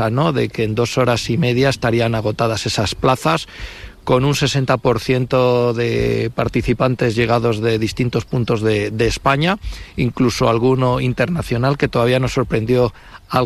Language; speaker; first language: Spanish; native; Spanish